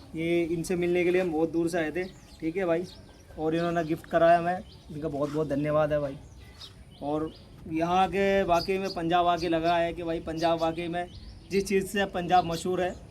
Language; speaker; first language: Hindi; non-native, local second language; Punjabi